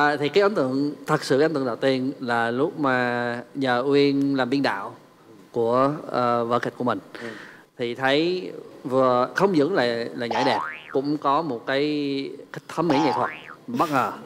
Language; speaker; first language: Vietnamese; non-native, fluent; English